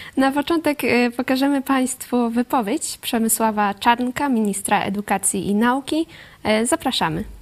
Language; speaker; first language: Polish; native; Polish